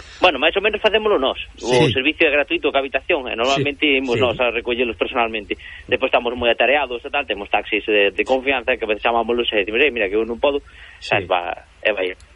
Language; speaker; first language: Galician; early bilingual, heritage; Galician